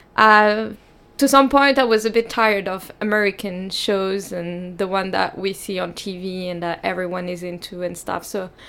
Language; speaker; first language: English; non-native, fluent; French